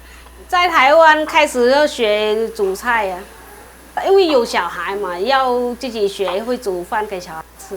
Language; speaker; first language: Chinese; non-native, fluent; Vietnamese